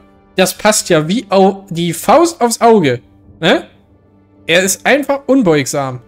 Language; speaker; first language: German; native; German